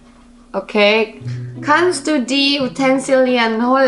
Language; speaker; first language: German; non-native, learner; Korean